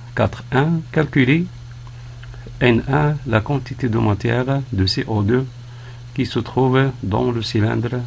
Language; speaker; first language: French; non-native, local second language; Arabic